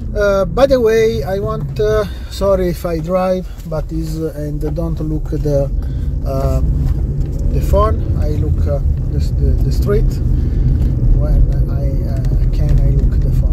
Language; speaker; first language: English; non-native, learner; Italian